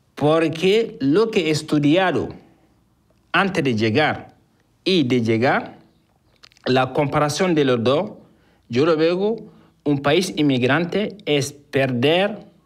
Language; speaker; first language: Spanish; non-native, fluent; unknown